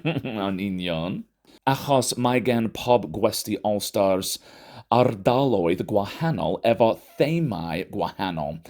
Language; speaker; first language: Welsh; non-native, fluent; English